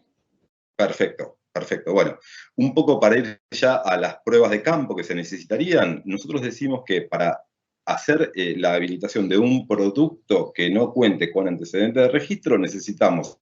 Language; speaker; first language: Spanish; native; Spanish